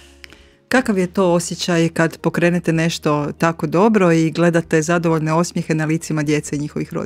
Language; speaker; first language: Croatian; native; Croatian